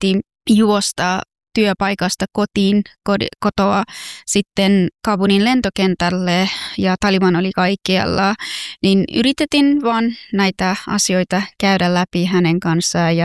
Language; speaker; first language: Finnish; non-native, fluent; Persian